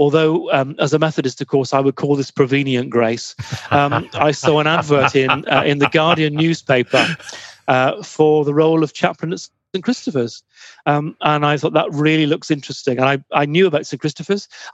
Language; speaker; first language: English; native; English